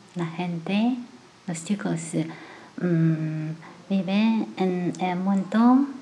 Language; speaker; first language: Spanish; non-native, learner; Chinese